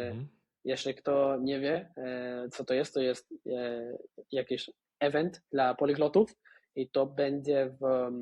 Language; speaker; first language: Polish; non-native, fluent; Spanish